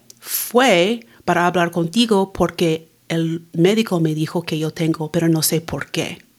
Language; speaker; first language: Spanish; early bilingual, heritage; Spanish